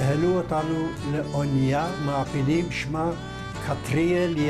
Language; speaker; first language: Hebrew; non-native, fluent; Yiddish